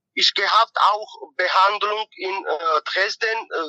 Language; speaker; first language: German; non-native, learner; Georgian